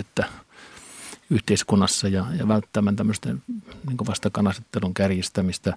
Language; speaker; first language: Finnish; native; Finnish